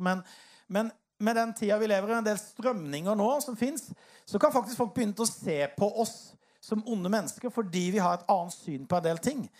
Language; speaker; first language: Norwegian; native; Norwegian